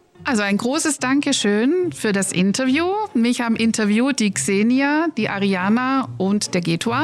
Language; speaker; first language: German; native; German